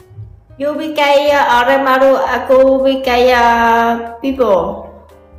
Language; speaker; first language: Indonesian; non-native, learner; Vietnamese